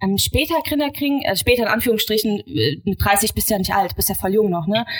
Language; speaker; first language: German; native; German